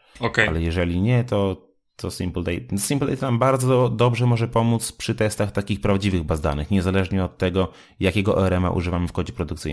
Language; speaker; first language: Polish; native; Polish